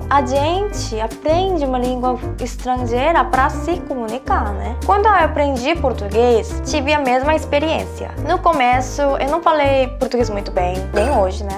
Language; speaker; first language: Portuguese; non-native, fluent; Korean